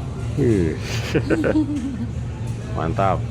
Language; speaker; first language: Indonesian; native; Indonesian